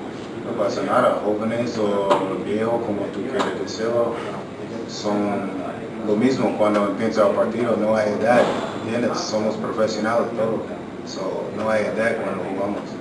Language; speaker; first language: Spanish; non-native, learner; English